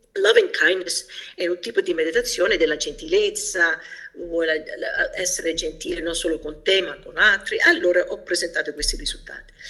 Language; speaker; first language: Italian; early bilingual, heritage; Italian